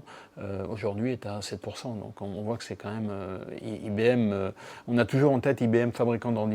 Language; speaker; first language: French; native; French